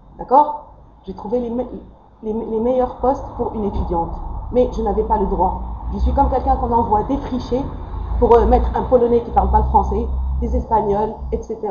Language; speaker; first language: French; non-native, local second language; Arabic